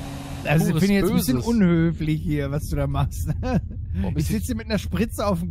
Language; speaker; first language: German; native; German